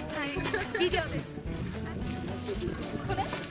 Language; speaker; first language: Japanese; non-native, learner; Kazakh